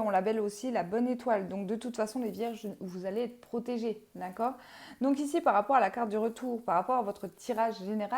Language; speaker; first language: French; native; French